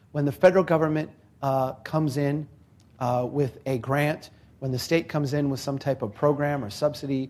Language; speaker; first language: English; native; English